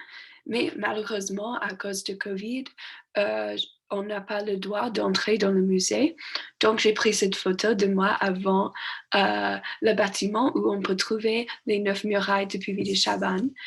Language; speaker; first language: French; non-native, learner; English